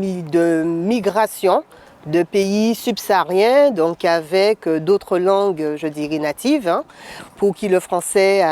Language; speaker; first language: French; native; French